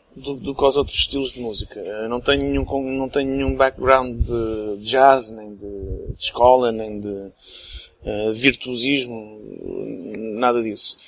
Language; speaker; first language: Portuguese; early bilingual, other home language; English